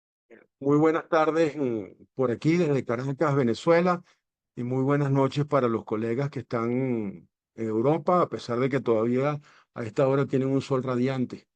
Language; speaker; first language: Spanish; native; Spanish